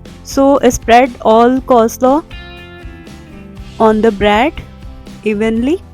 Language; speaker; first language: English; non-native, local second language; Urdu